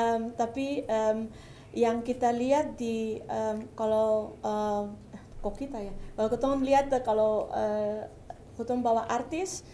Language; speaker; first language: Indonesian; early bilingual, heritage; Dutch